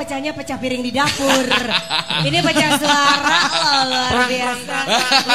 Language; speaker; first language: Indonesian; native; Indonesian